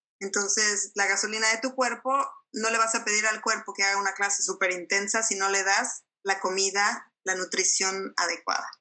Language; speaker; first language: Spanish; native; Spanish